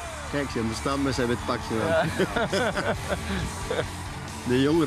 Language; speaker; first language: Dutch; native; Dutch